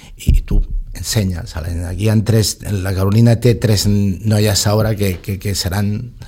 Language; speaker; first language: Catalan; non-native, local second language; Spanish